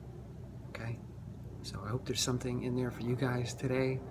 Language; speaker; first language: English; native; English